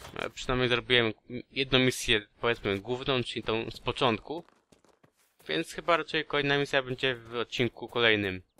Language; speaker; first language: Polish; early bilingual, heritage; Polish